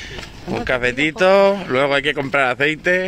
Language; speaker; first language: Spanish; native; Spanish